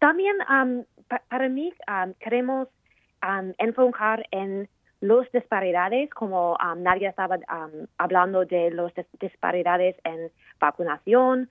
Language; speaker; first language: Spanish; non-native, fluent; English